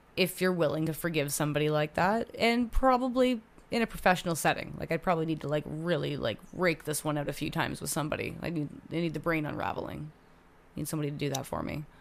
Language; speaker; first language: English; native; English